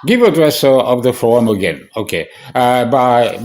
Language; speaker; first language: English; non-native, learner; French